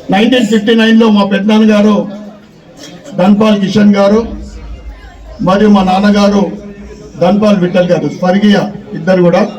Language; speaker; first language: Telugu; native; Telugu